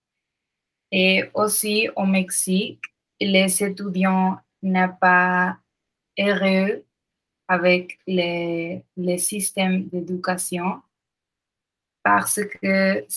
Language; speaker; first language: French; non-native, learner; Spanish